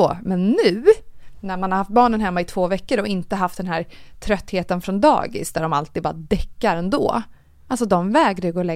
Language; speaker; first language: Swedish; native; Swedish